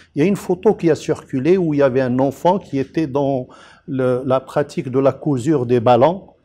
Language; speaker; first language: French; non-native, local second language; Arabic